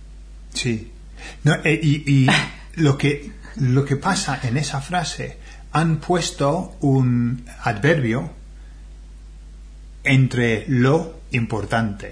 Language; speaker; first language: Spanish; non-native, fluent; English